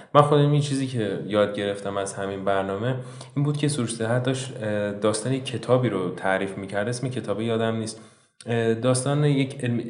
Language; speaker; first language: Persian; native; Persian